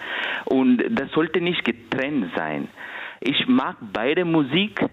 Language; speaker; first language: German; non-native, fluent; Kannada